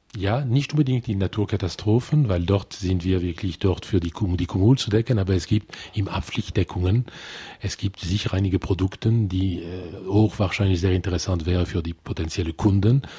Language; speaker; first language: German; non-native, local second language; French